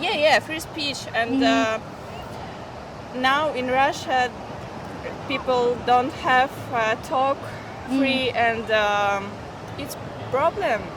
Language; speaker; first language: English; non-native, learner; Russian